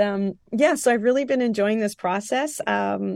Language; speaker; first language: English; non-native, fluent; French